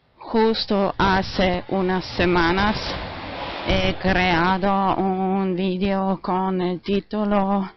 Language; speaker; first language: Spanish; non-native, fluent; German